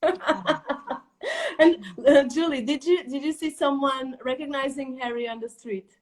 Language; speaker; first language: English; non-native, fluent; Portuguese